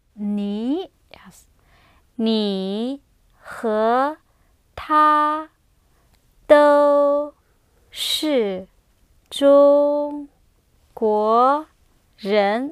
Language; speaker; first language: Chinese; non-native, learner; English